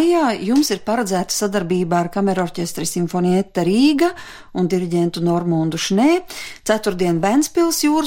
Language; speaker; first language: Latvian; native; Latvian